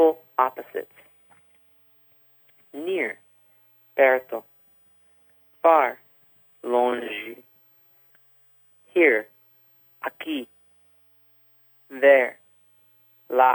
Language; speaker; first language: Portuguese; non-native, fluent; English